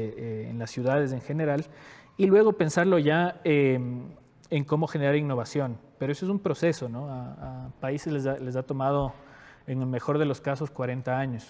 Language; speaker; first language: Spanish; native; Spanish